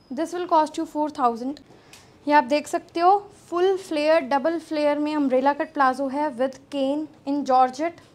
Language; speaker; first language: Hindi; non-native, local second language; Punjabi